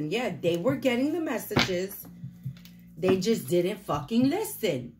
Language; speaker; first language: English; native; English